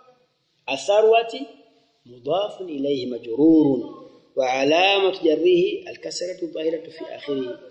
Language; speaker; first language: Arabic; non-native, fluent; Swahili